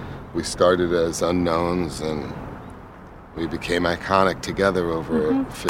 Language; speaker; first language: English; native; English